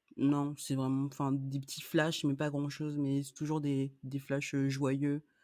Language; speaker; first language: French; native; French